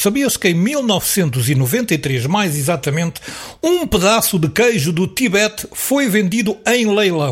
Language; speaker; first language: Portuguese; native; Portuguese